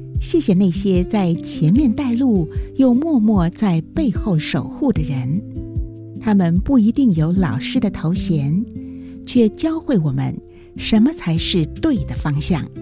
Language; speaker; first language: Chinese; native; Chinese